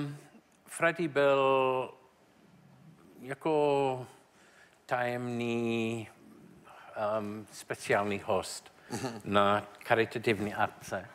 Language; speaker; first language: Czech; non-native, learner; English